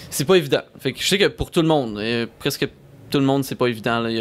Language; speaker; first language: French; native; French